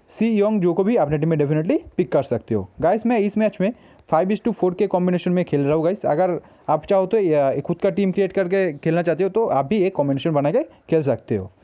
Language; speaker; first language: Hindi; native; Hindi